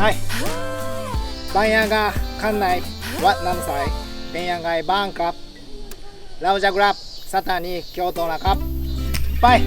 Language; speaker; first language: Thai; non-native, fluent; Japanese